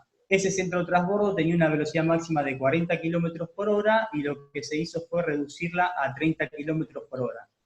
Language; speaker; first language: Spanish; native; Spanish